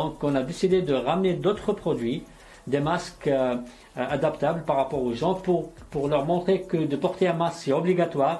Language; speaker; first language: French; non-native, local second language; Arabic